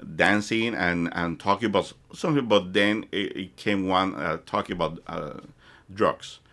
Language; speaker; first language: English; non-native, fluent; Spanish